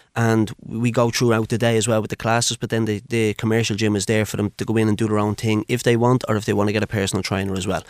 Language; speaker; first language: English; native; English